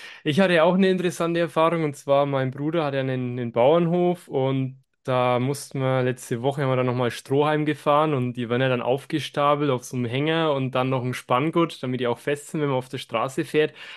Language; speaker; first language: German; native; German